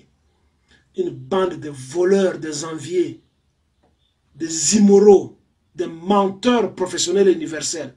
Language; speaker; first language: French; non-native, local second language; Swahili